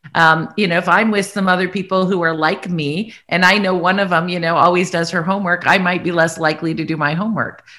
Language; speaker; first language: English; native; English